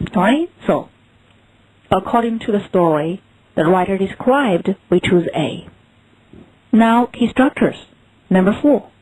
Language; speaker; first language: English; non-native, fluent; Chinese